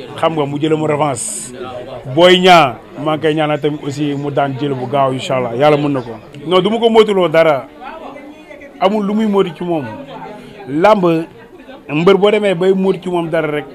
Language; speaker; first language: Wolof; native; Wolof